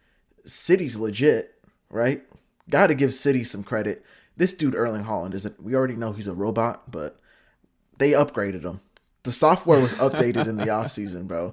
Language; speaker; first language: English; native; English